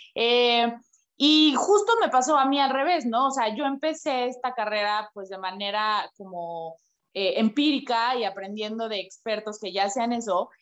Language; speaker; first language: Spanish; native; Spanish